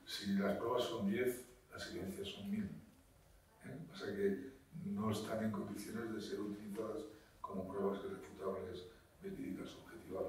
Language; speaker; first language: Spanish; native; Spanish